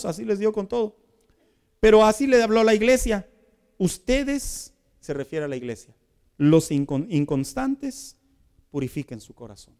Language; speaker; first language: Spanish; native; Spanish